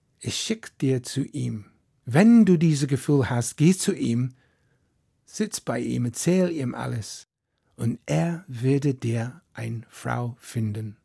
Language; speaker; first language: German; non-native, fluent; English